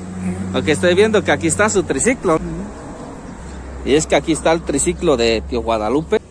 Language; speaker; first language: Spanish; native; Spanish